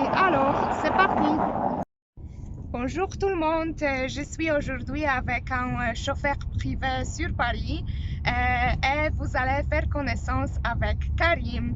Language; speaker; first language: French; non-native, fluent; Polish